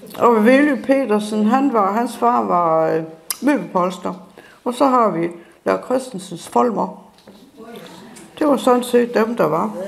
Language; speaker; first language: Danish; native; Danish